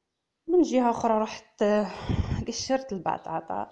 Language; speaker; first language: Arabic; native; Arabic